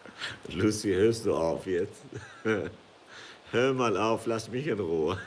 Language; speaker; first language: German; non-native, fluent; Kurdish